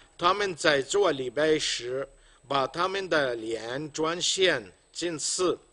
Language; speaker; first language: Chinese; non-native, fluent; Arabic